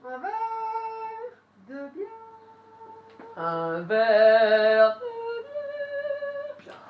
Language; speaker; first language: French; non-native, learner; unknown